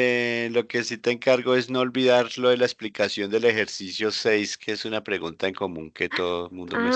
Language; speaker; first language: Spanish; native; Spanish